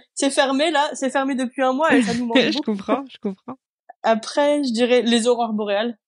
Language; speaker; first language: French; native; French